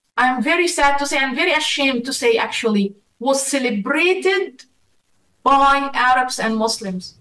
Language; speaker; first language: English; non-native, fluent; Arabic